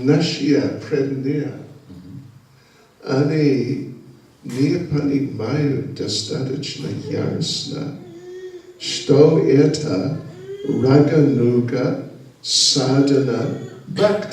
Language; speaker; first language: Russian; non-native, learner; English